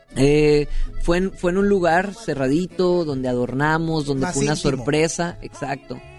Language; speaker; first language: Spanish; native; Spanish